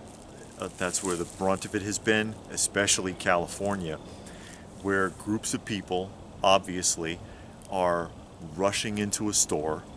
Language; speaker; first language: English; native; English